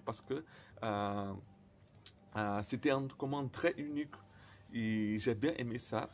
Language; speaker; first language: French; non-native, fluent; Portuguese